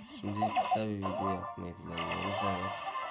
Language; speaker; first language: Turkish; native; Turkish